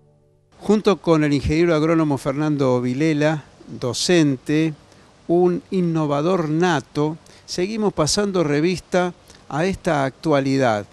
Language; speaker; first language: Spanish; native; Spanish